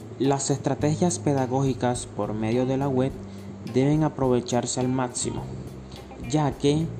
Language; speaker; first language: Spanish; native; Spanish